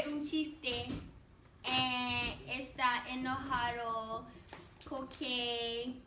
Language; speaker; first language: Spanish; non-native, learner; English